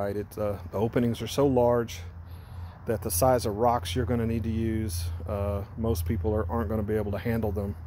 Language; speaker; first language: English; native; English